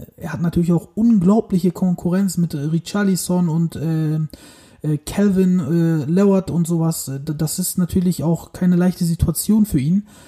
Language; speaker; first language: German; early bilingual, other home language; Turkish